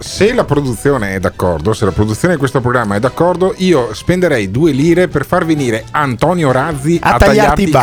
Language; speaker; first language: Italian; native; Italian